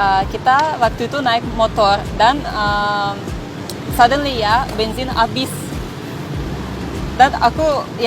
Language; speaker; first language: Indonesian; non-native, fluent; Russian